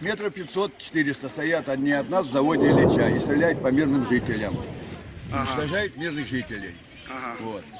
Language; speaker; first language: Russian; native; Russian